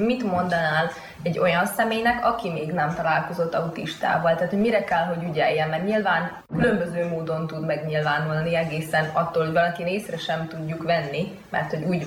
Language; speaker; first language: Hungarian; native; Hungarian